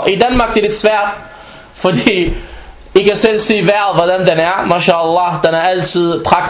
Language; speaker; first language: Danish; non-native, fluent; Arabic